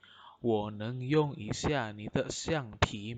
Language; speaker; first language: Chinese; non-native, fluent; Indonesian